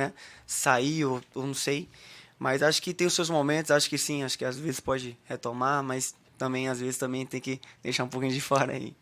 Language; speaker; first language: Portuguese; native; Portuguese